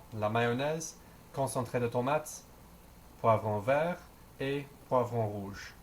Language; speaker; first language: French; non-native, learner; English